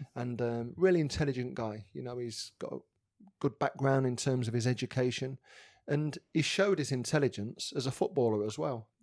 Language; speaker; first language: English; native; English